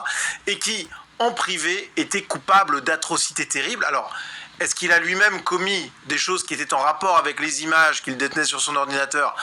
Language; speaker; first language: French; native; French